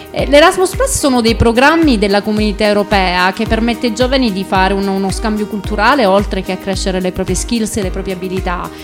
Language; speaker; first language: Italian; native; Italian